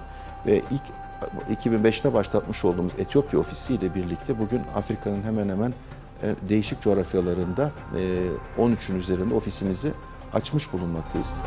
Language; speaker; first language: Turkish; native; Turkish